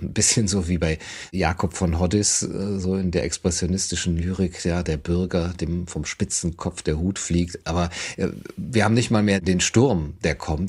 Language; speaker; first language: German; native; German